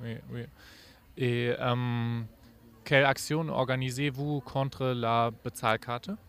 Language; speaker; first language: French; non-native, fluent; German